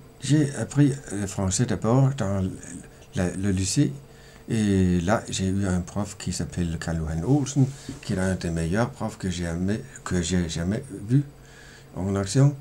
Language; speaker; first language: French; non-native, fluent; Danish